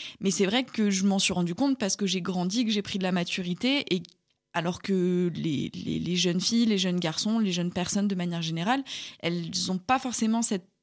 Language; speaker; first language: French; native; French